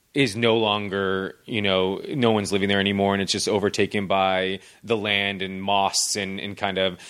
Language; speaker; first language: English; native; English